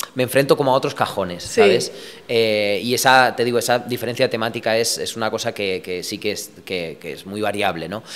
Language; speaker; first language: Spanish; early bilingual, other home language; Romanian